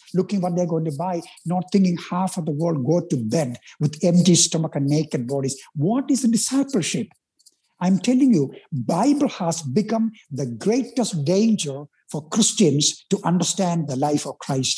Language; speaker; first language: English; non-native, local second language; Malayalam